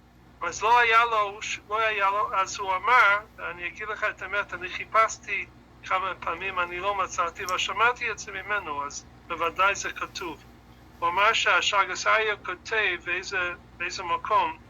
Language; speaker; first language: Hebrew; non-native, fluent; English